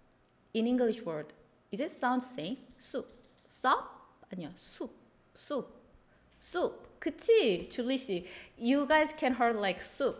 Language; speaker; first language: English; non-native, fluent; Korean